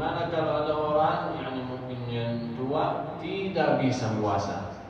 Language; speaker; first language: Indonesian; non-native, fluent; Arabic